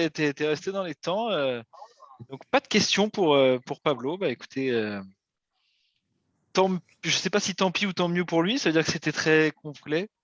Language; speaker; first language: French; native; French